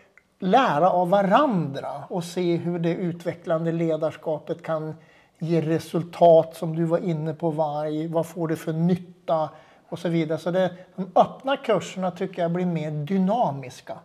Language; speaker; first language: Swedish; native; Swedish